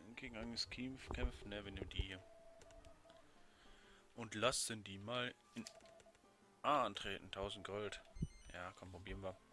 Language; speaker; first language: German; native; German